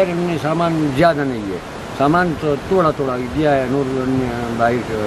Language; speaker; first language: Hindi; non-native, local second language; Pashto